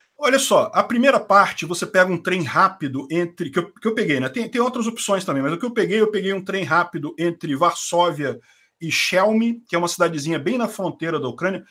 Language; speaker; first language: Portuguese; native; Portuguese